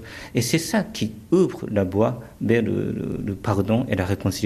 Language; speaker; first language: French; early bilingual, other home language; Japanese